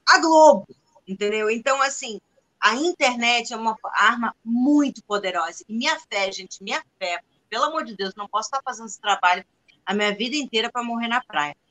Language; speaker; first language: Portuguese; non-native, fluent; Spanish